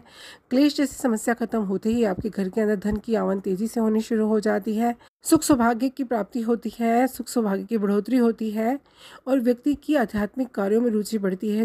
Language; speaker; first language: Hindi; native; Hindi